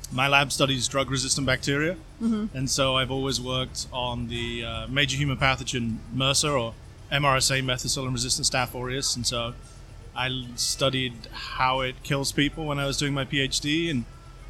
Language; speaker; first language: English; native; English